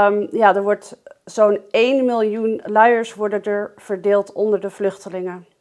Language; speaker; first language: Dutch; native; Dutch